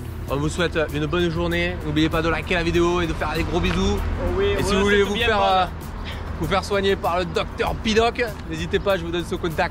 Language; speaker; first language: French; native; French